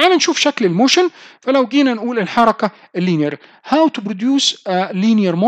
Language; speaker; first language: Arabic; native; Arabic